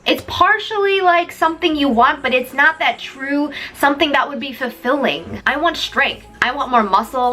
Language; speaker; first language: English; native; English